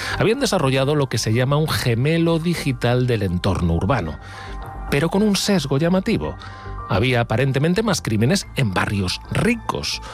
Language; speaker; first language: Spanish; native; Spanish